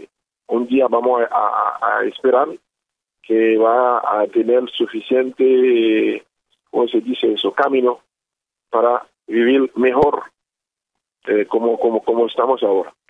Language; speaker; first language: Spanish; non-native, learner; Haitian Creole